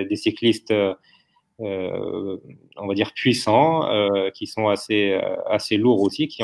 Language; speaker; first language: French; non-native, local second language; Arabic